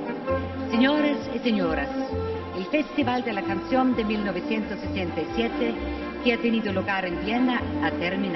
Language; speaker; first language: Italian; non-native, learner; German